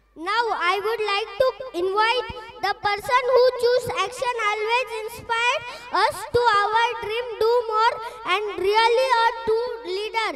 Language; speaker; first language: English; non-native, learner; Marathi